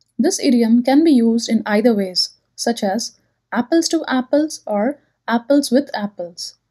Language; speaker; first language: English; non-native, local second language; Telugu